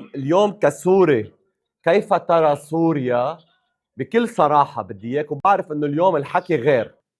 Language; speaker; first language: Arabic; native; Arabic